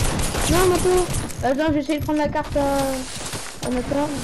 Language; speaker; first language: French; native; French